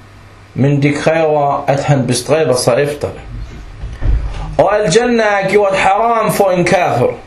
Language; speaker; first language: Danish; early bilingual, other home language; Arabic